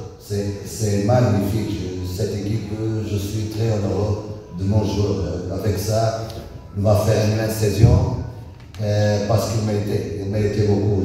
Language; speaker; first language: French; non-native, learner; Portuguese